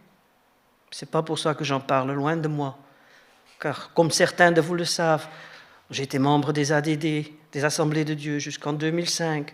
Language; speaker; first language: French; native; French